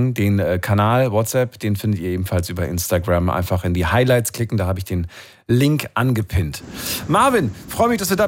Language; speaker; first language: German; native; German